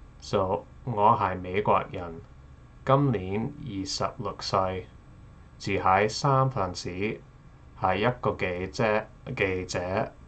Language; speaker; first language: Cantonese; non-native, learner; English